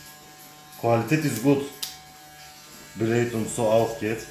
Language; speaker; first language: German; non-native, learner; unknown